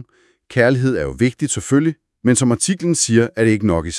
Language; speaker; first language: Danish; native; Danish